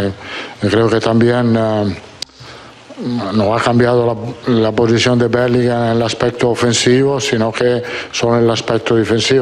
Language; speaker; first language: Spanish; non-native, fluent; Italian